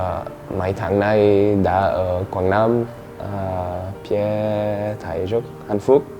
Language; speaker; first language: Vietnamese; early bilingual, heritage; Vietnamese